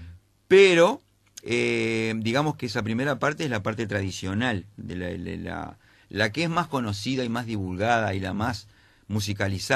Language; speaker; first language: Spanish; native; Spanish